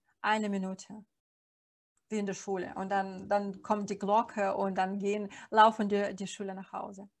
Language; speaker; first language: German; non-native, fluent; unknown